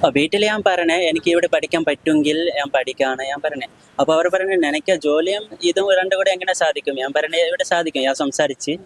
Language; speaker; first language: Malayalam; non-native, local second language; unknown